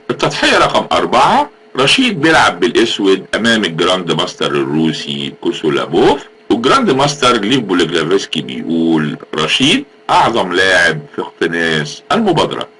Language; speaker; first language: Arabic; native; Arabic